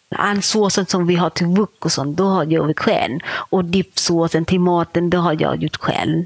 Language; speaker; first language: Swedish; non-native, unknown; Thai